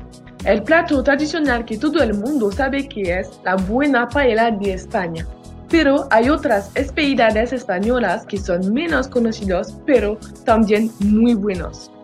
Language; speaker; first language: Spanish; non-native, learner; French